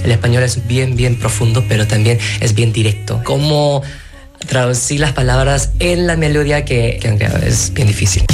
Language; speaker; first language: Spanish; non-native, fluent; Korean